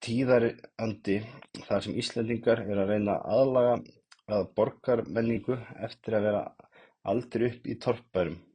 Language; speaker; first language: Icelandic; native; Icelandic